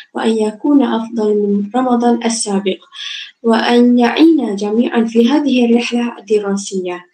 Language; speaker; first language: Arabic; non-native, fluent; Malay